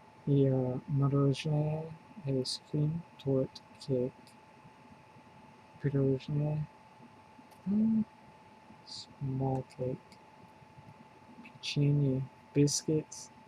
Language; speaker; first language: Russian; non-native, learner; English